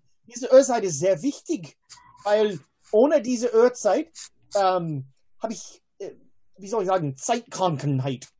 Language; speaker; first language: German; non-native, learner; English